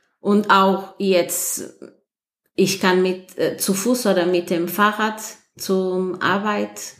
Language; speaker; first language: German; non-native, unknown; Portuguese